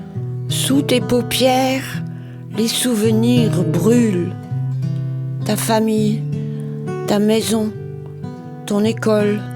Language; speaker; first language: French; native; French